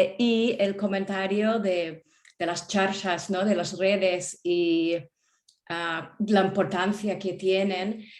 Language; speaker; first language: Spanish; non-native, fluent; English